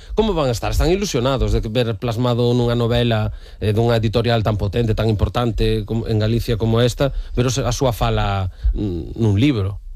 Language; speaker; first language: Galician; native; Galician